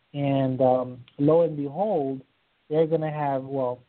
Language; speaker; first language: English; early bilingual, other home language; Haitian Creole